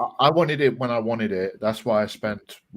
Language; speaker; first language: English; native; English